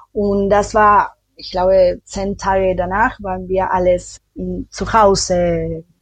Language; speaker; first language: German; non-native, learner; Spanish